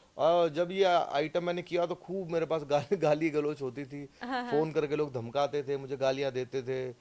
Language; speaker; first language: Hindi; native; Hindi